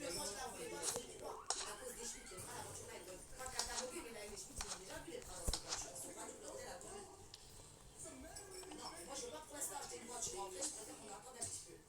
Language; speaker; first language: French; native; French